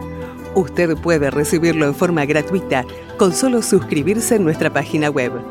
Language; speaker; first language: Spanish; native; Spanish